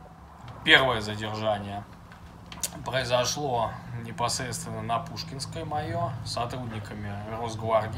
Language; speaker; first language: Russian; native; Russian